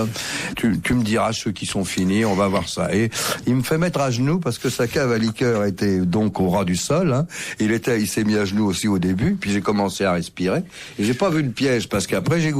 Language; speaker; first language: French; native; French